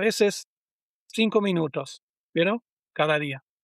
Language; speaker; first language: Spanish; non-native, learner; German